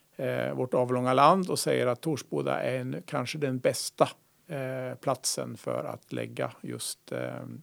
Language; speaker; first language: Swedish; native; Swedish